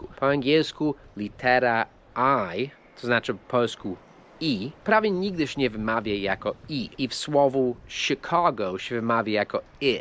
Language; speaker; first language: Polish; non-native, fluent; English